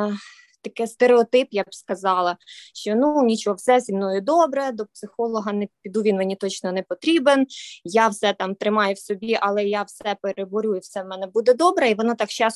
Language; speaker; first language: Ukrainian; native; Ukrainian